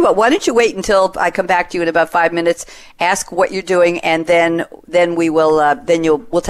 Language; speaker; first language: English; native; English